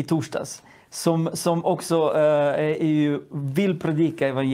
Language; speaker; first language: Swedish; non-native, fluent; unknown